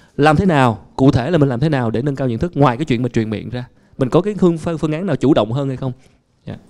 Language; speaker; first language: Vietnamese; native; Vietnamese